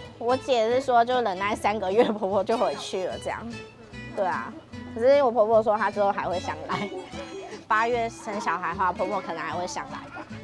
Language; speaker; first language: Chinese; native; Chinese